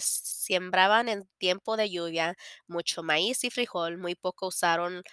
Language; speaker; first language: Spanish; early bilingual, heritage; Spanish